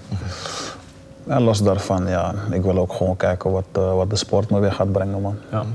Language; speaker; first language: Dutch; native; Dutch